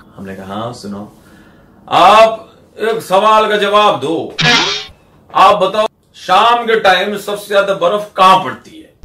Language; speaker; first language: Hindi; native; Hindi